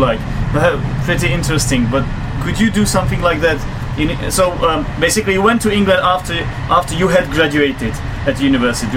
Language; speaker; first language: English; non-native, fluent; Czech